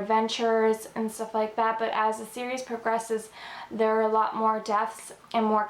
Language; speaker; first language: English; native; English